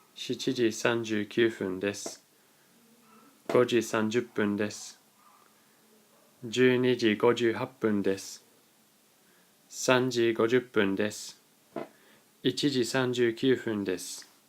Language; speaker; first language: Japanese; non-native, fluent; English